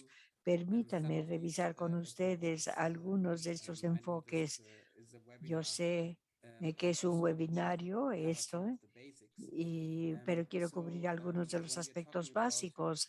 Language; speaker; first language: Spanish; non-native, fluent; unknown